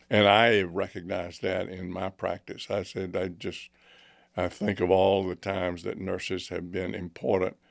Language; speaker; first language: English; native; English